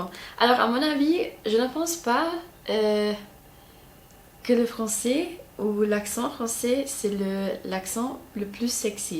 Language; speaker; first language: French; non-native, learner; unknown